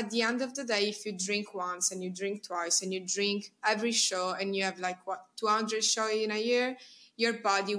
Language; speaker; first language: English; non-native, fluent; Italian